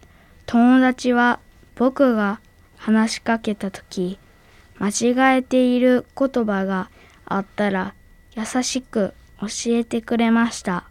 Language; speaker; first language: Japanese; early bilingual, other home language; Arabic